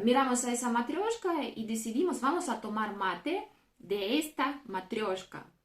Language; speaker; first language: Spanish; non-native, fluent; Russian